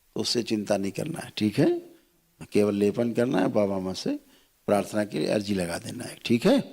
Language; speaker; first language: Hindi; native; Hindi